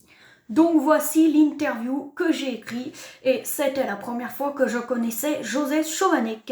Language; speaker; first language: French; native; French